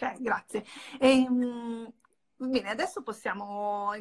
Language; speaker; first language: Italian; native; Italian